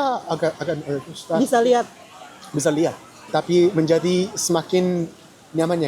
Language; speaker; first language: Indonesian; non-native, learner; Korean